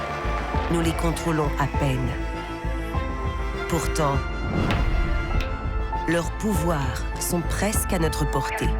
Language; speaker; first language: French; native; French